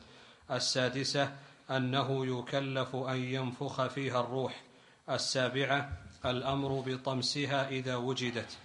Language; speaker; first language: Arabic; native; Arabic